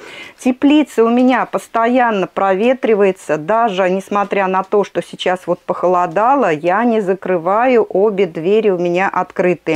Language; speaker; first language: Russian; native; Russian